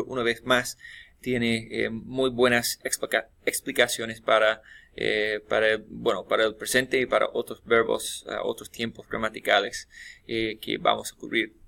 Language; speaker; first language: Spanish; non-native, fluent; English